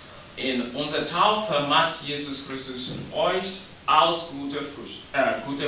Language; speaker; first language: German; non-native, learner; English